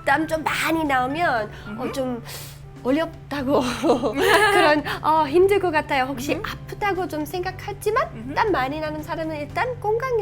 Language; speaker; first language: Korean; non-native, learner; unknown